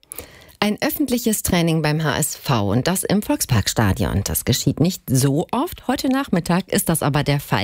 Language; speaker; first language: German; native; German